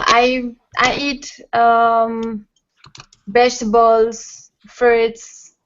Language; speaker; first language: English; non-native, learner; Spanish